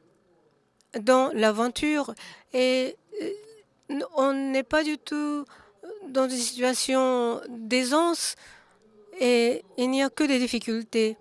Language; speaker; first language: French; non-native, fluent; Japanese